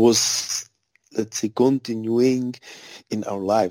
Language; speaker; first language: English; non-native, fluent; Czech